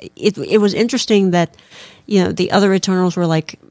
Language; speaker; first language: English; non-native, local second language; Filipino